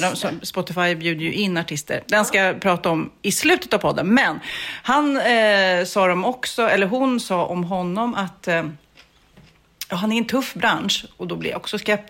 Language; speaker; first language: Swedish; native; Swedish